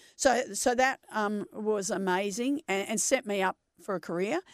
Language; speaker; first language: English; native; English